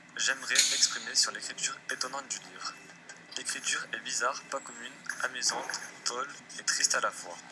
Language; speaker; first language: French; native; French